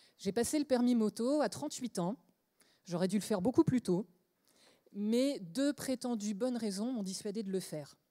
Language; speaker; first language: French; native; French